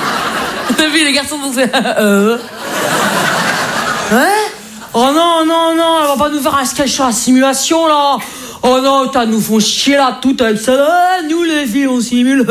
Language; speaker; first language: French; native; French